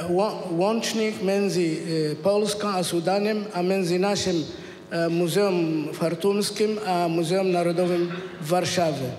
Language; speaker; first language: Polish; non-native, fluent; Arabic